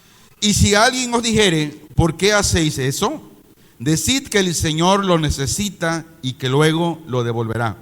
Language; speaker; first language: Spanish; native; Spanish